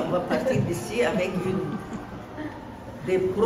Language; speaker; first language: French; non-native, local second language; Arabic